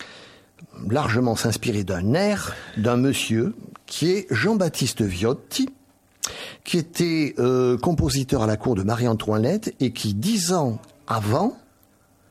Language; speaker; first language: French; native; French